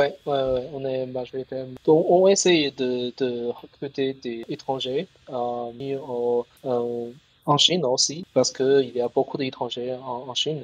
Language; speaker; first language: French; non-native, learner; Chinese